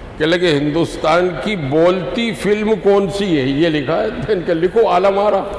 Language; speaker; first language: Urdu; native; Urdu